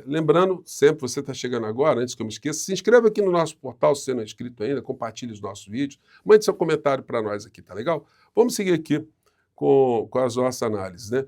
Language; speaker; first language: Portuguese; native; Portuguese